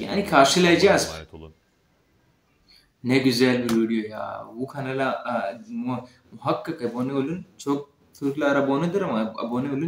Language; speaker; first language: Turkish; non-native, fluent; Urdu